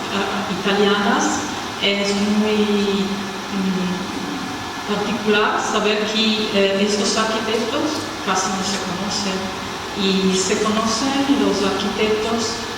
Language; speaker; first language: Spanish; non-native, fluent; Italian